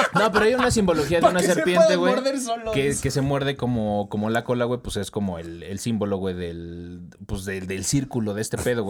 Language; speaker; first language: Spanish; native; Spanish